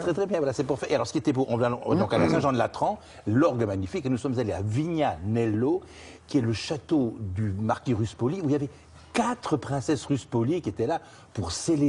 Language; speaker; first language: French; native; French